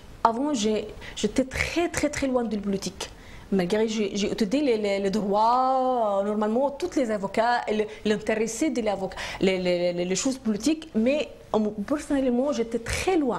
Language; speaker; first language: French; non-native, learner; Arabic